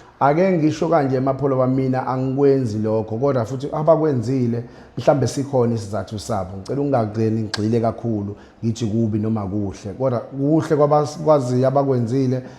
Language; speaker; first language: Zulu; native; Zulu